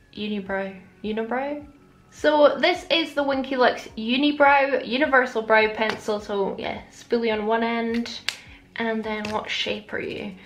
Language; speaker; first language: English; native; English